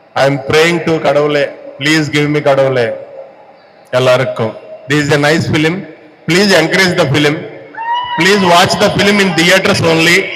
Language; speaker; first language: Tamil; non-native, learner; Telugu